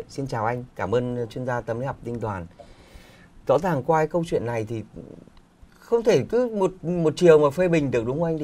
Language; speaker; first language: Vietnamese; native; Vietnamese